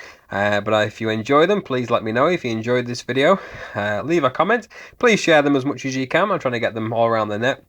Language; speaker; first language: English; native; English